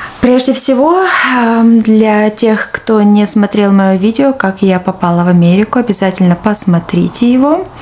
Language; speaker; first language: Russian; native; Russian